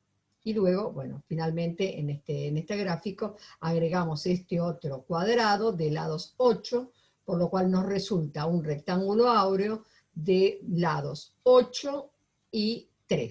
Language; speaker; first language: Spanish; native; Spanish